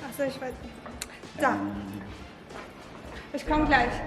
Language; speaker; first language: German; non-native, fluent; Mongolian